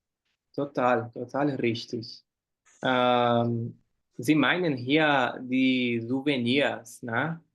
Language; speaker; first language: German; non-native, fluent; Portuguese